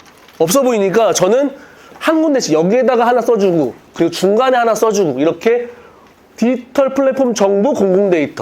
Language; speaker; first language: Korean; native; Korean